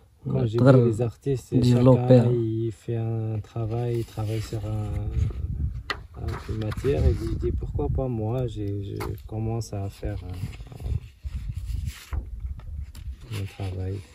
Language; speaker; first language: French; non-native, local second language; Arabic